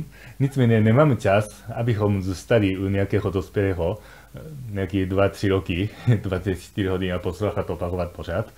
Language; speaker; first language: Czech; non-native, fluent; Japanese